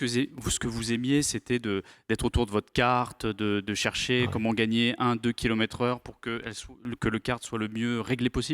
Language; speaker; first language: French; native; French